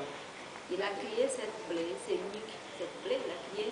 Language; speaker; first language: French; non-native, learner; Portuguese